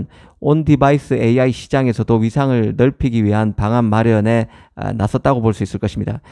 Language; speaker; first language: Korean; native; Korean